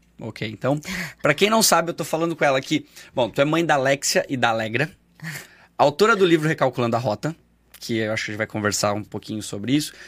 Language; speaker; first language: Portuguese; native; Portuguese